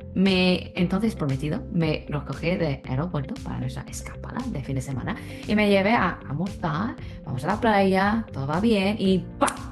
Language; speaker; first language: Spanish; non-native, fluent; Chinese